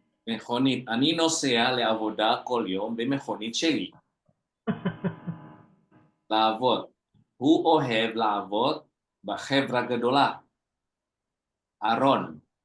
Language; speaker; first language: Hebrew; non-native, fluent; Indonesian